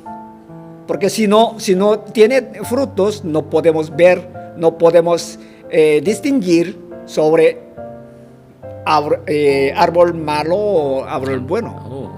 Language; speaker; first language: Spanish; non-native, fluent; Korean